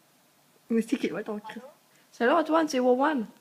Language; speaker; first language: French; native; French